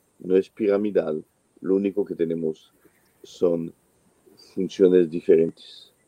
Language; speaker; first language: Spanish; non-native, fluent; French